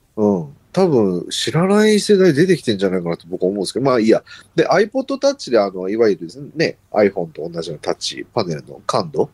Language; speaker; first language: Japanese; native; Japanese